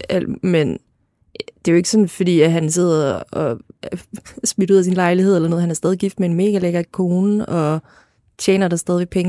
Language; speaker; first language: Danish; native; Danish